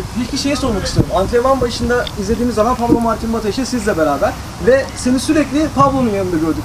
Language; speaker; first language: Turkish; native; Turkish